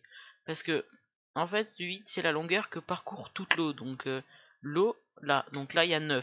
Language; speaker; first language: French; native; French